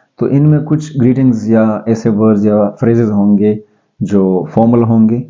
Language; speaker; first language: Urdu; non-native, local second language; Pashto